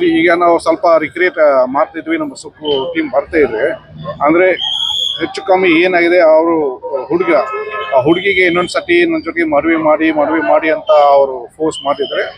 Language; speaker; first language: Kannada; non-native, fluent; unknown